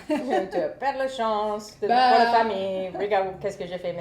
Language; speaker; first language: French; non-native, learner; English